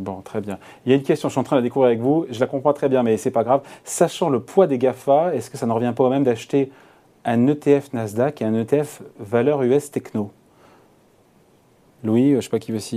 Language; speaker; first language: French; native; French